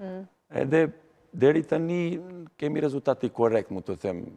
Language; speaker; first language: Albanian; non-native, learner; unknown